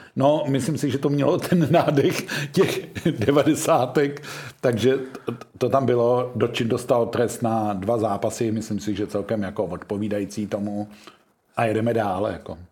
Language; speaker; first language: Czech; native; Czech